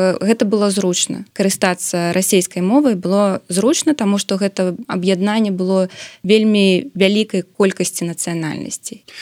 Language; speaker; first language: Belarusian; non-native, local second language; Russian